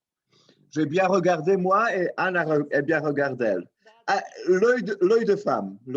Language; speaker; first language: French; non-native, local second language; Serbian